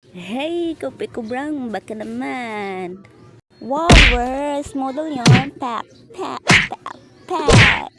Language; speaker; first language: Filipino; non-native, local second language; Cebuano